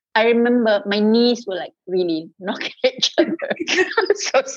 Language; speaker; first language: English; non-native, local second language; Malay